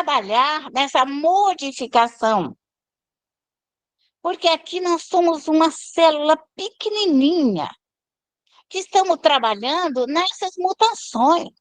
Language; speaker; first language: Portuguese; native; Portuguese